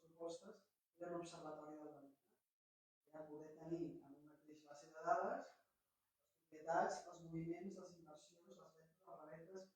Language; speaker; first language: Catalan; native; Catalan